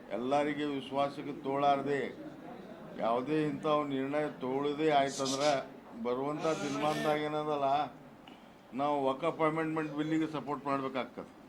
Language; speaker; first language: Kannada; non-native, local second language; Urdu